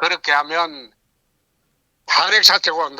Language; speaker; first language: Korean; native; Korean